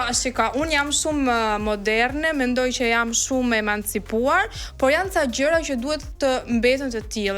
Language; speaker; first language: Albanian; native; Albanian